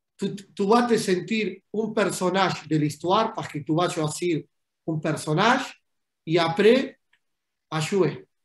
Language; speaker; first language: French; non-native, fluent; Spanish